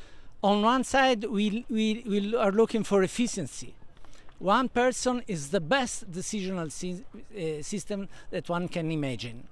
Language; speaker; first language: English; non-native, fluent; Italian